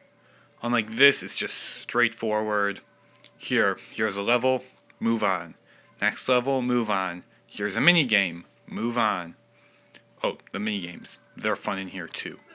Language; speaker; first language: English; native; English